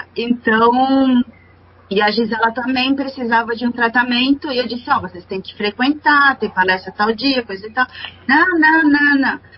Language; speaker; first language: Portuguese; non-native, fluent; Spanish